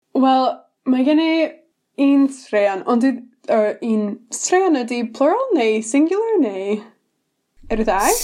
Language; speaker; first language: Welsh; non-native, learner; English